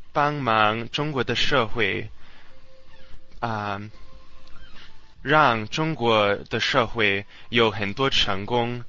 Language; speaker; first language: Chinese; non-native, learner; English